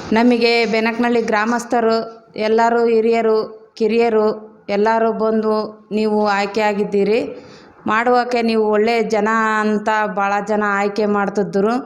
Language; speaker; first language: Kannada; native; Kannada